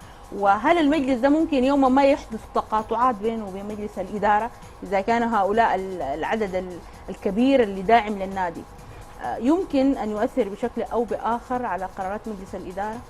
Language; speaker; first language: Arabic; native; Arabic